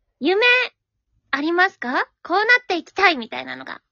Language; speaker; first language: Japanese; native; Japanese